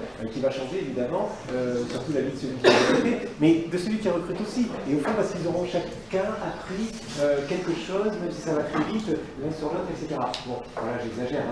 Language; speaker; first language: French; native; French